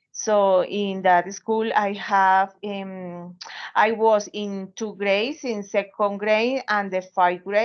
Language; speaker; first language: English; non-native, learner; Spanish